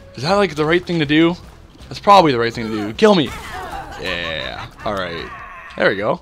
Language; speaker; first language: English; native; English